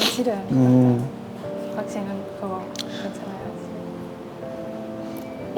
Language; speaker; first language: Korean; non-native, learner; Spanish